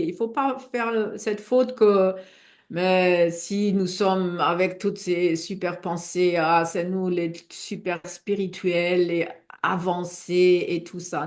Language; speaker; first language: French; non-native, fluent; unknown